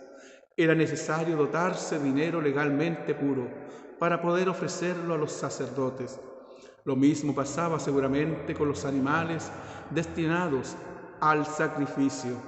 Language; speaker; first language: Spanish; native; Spanish